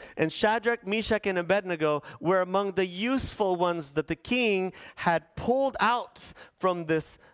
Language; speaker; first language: English; early bilingual, other home language; Spanish